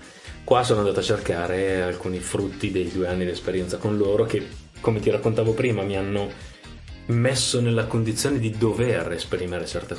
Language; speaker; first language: Italian; native; Italian